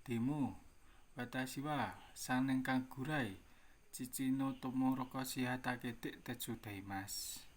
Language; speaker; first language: Japanese; non-native, learner; Indonesian